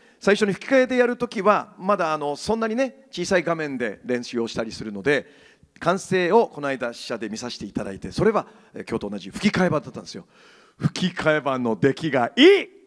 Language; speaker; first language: Japanese; native; Japanese